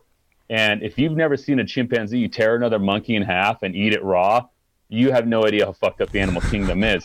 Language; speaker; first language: English; native; English